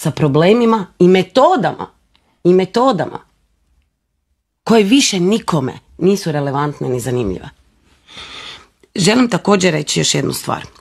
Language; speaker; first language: Croatian; native; Croatian